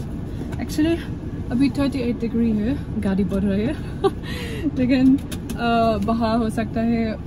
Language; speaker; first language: Hindi; non-native, learner; German